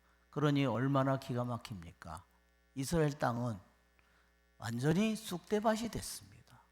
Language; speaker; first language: Korean; native; Korean